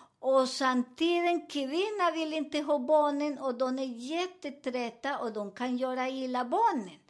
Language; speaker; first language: Swedish; non-native, fluent; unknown